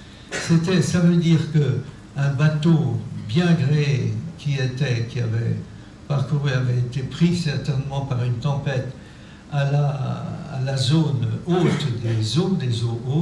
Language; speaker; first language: French; native; French